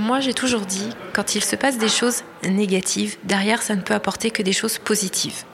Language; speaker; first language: French; native; French